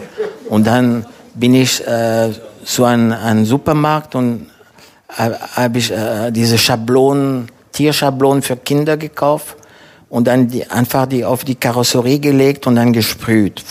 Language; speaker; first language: German; non-native, fluent; French